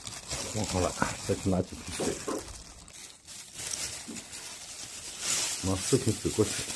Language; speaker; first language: Chinese; native; Chinese